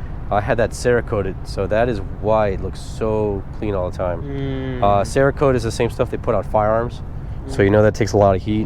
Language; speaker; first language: English; native; English